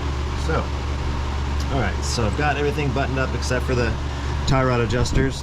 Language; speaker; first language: English; native; English